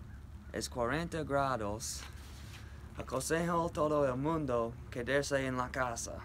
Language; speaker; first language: Spanish; non-native, learner; English